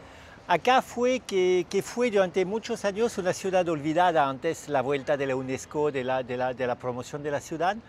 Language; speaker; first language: Spanish; non-native, fluent; French